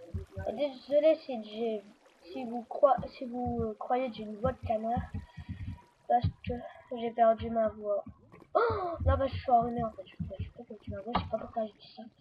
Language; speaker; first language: French; native; French